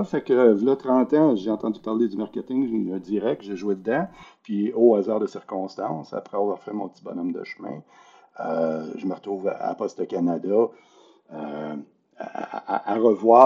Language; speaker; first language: French; native; French